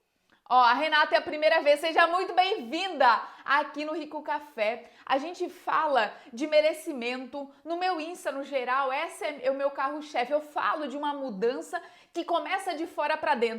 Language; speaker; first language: Portuguese; native; Portuguese